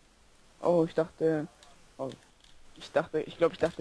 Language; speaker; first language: German; native; German